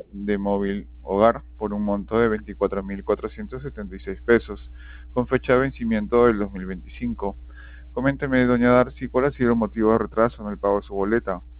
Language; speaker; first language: Spanish; native; Spanish